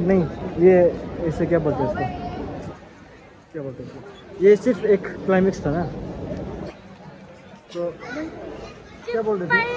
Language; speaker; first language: Hindi; non-native, local second language; Nepali